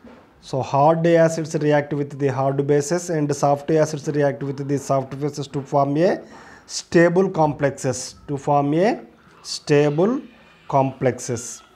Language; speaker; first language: English; non-native, local second language; Telugu